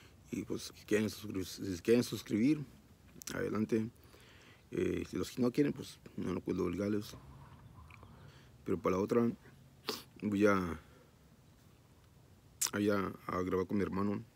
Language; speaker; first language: Spanish; early bilingual, heritage; Spanish